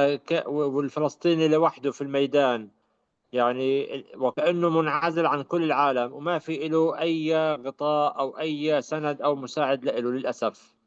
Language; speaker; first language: Arabic; native; Arabic